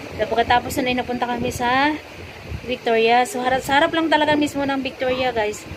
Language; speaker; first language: Filipino; non-native, local second language; Cebuano